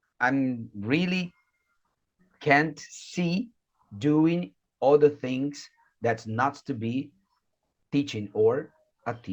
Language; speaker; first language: English; non-native, fluent; Portuguese